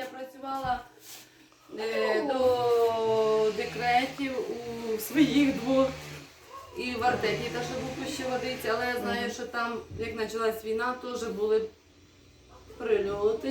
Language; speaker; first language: Ukrainian; native; Ukrainian